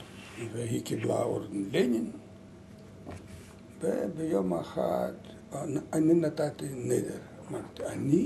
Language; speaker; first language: Hebrew; non-native, learner; Lithuanian